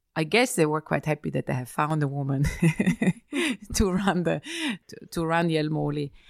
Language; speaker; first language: English; non-native, fluent; German